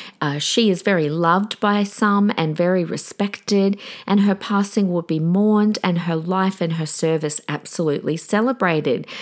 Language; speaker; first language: English; native; English